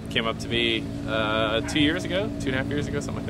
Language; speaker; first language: English; native; English